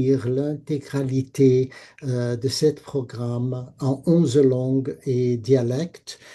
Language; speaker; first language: French; non-native, fluent; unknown